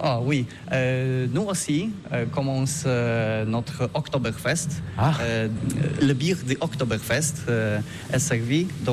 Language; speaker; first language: French; non-native, learner; Polish